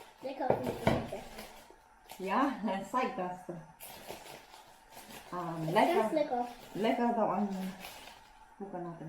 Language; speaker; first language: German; non-native, learner; Filipino